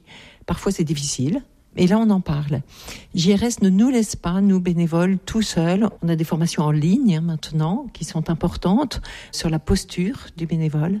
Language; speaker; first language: French; native; French